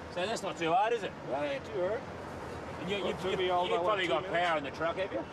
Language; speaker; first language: English; native; English